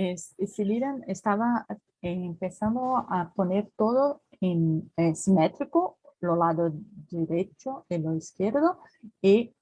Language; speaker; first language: Spanish; non-native, learner; Portuguese